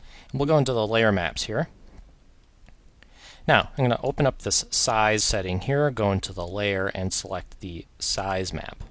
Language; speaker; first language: English; native; English